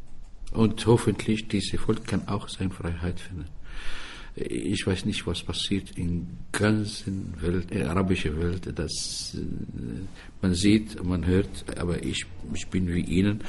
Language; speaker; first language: German; non-native, fluent; Arabic